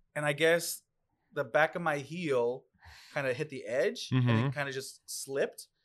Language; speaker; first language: English; early bilingual, other home language; Spanish